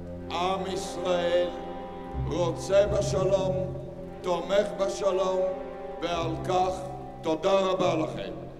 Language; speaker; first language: Hebrew; native; Hebrew